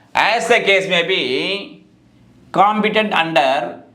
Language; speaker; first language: English; non-native, local second language; Tamil